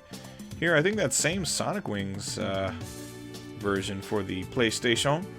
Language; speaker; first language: English; native; English